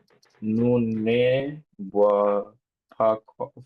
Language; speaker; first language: French; non-native, learner; Bangla